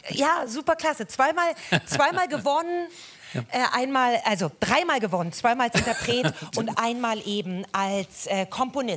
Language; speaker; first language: German; native; German